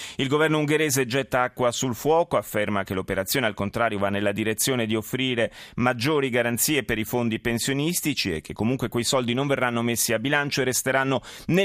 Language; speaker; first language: Italian; native; Italian